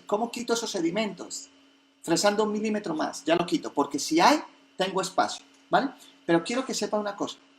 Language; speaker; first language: Spanish; native; Spanish